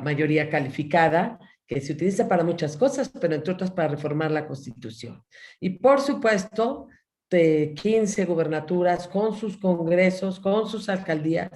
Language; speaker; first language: Spanish; native; Spanish